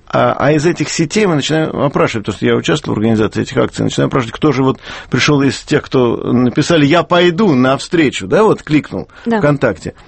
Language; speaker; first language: Russian; native; Russian